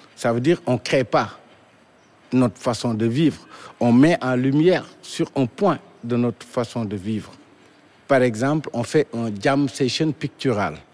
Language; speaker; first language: French; non-native, local second language; Wolof